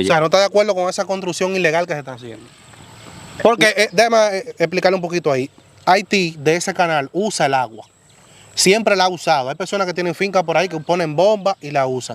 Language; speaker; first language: Spanish; native; Spanish